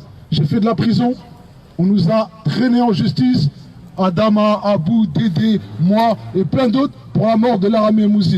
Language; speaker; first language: French; native; French